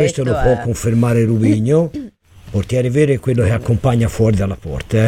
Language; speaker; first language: Italian; native; Italian